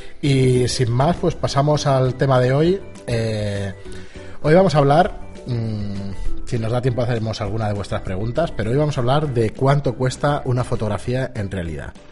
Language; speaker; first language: Spanish; native; Spanish